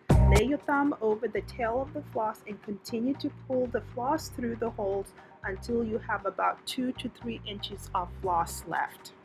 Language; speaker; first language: English; native; English